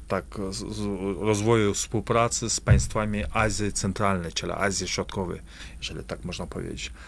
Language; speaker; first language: Polish; non-native, fluent; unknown